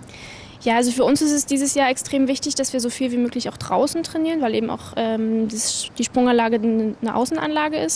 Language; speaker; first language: German; native; German